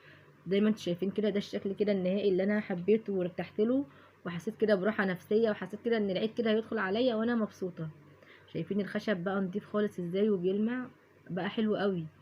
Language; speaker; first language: Arabic; native; Arabic